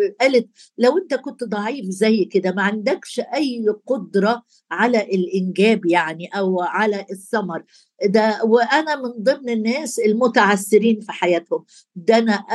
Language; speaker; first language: Arabic; native; Arabic